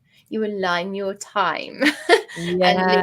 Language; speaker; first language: English; native; English